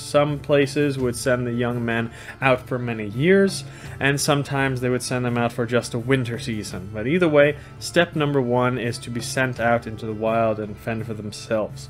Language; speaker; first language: English; non-native, fluent; Swedish